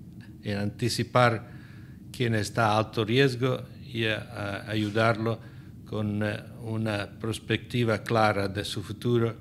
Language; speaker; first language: Spanish; non-native, fluent; Italian